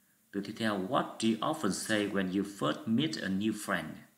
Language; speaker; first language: English; non-native, fluent; Vietnamese